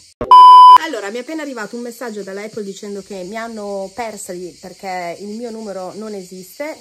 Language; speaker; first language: Italian; native; Italian